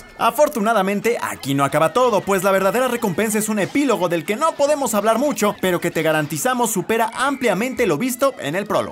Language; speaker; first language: Spanish; native; Spanish